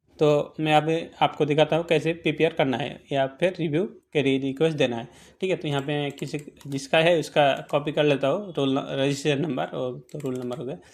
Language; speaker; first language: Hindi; non-native, local second language; Bangla